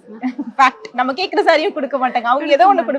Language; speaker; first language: Tamil; native; Tamil